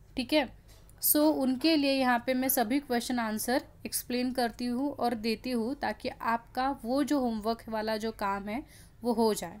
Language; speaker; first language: Hindi; non-native, local second language; Marathi